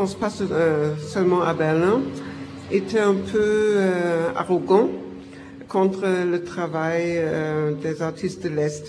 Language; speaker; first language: French; non-native, fluent; German